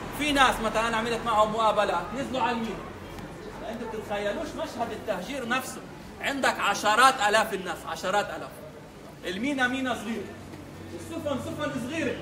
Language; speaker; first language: Arabic; native; Arabic